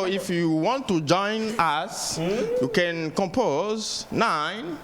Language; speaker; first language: English; non-native, learner; French